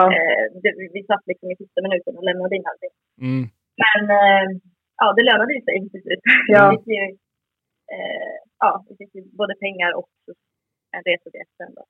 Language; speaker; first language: Swedish; native; Swedish